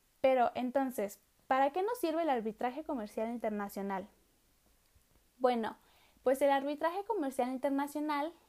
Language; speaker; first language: Spanish; native; Spanish